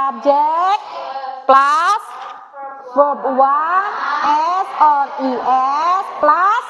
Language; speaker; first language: English; non-native, learner; Indonesian